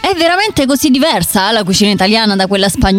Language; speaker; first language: Italian; native; Italian